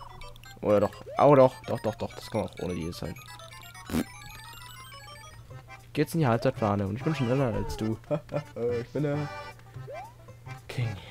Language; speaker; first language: German; native; German